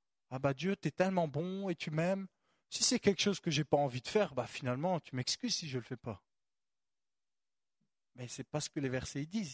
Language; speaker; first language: French; native; French